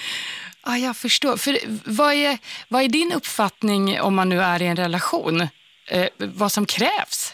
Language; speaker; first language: Swedish; native; Swedish